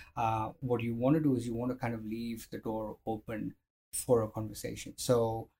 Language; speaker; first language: English; non-native, fluent; Arabic